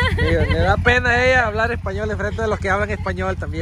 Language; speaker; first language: Spanish; native; Spanish